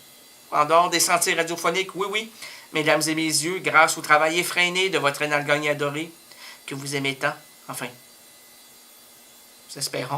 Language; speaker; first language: French; native; French